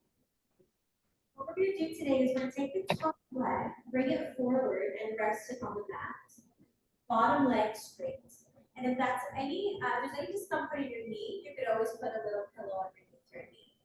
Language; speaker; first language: English; native; English